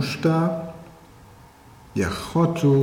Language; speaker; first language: Russian; non-native, learner; German